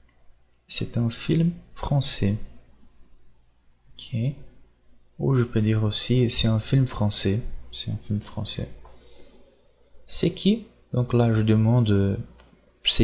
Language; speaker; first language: French; non-native, fluent; Portuguese